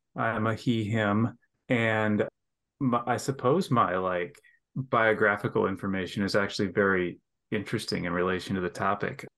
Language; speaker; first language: English; native; English